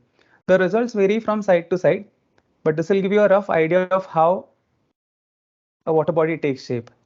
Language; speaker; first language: English; non-native, local second language; Marathi